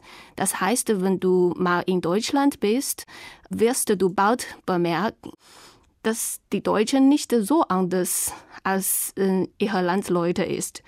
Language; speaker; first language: German; non-native, fluent; Chinese